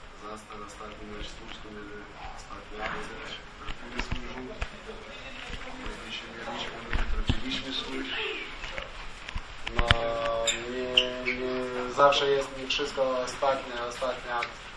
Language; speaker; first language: Polish; non-native, learner; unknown